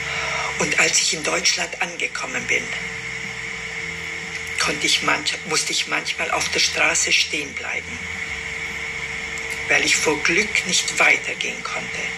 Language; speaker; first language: German; non-native, fluent; Romanian